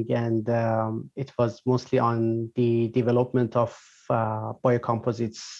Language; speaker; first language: English; non-native, fluent; Persian